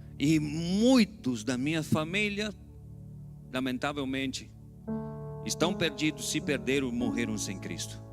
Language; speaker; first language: Portuguese; non-native, fluent; Spanish